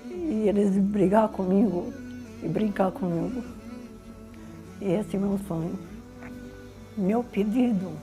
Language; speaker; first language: Portuguese; non-native, learner; Arabic